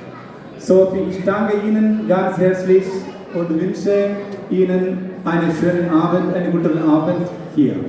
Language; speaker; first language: German; non-native, fluent; Malayalam